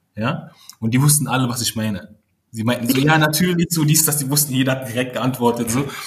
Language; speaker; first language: German; early bilingual, other home language; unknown